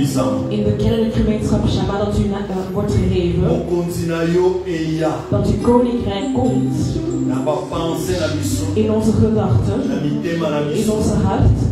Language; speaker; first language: Dutch; non-native, fluent; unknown